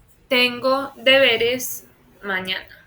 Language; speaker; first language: Spanish; non-native, fluent; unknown